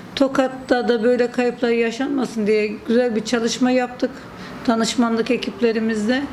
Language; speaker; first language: Turkish; native; Turkish